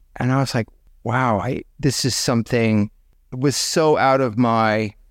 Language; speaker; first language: English; native; English